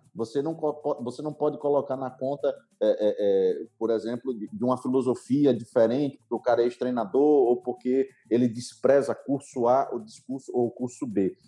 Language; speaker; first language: Portuguese; native; Portuguese